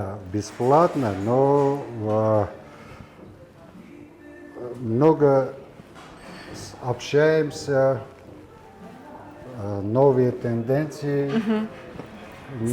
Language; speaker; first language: Russian; non-native, local second language; Armenian